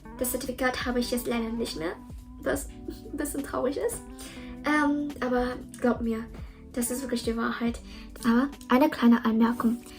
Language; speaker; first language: German; early bilingual, other home language; Vietnamese